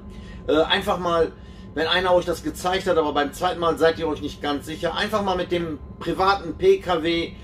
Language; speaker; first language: German; native; German